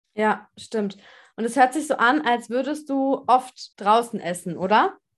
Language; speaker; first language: German; native; German